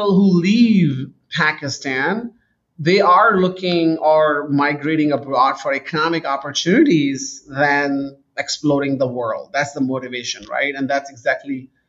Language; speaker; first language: English; non-native, local second language; Urdu